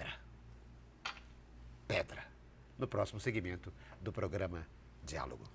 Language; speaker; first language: Portuguese; native; Portuguese